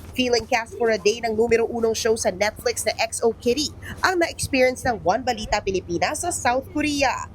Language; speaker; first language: Filipino; native; Filipino